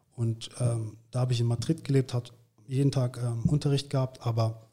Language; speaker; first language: German; early bilingual, other home language; Turkish